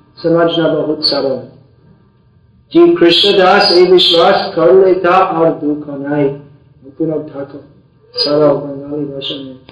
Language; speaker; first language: Hindi; non-native, fluent; English